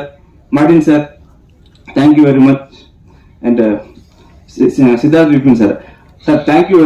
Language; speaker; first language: Tamil; non-native, learner; Telugu